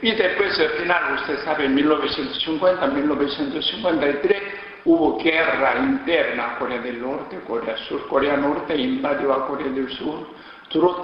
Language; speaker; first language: Spanish; non-native, learner; Korean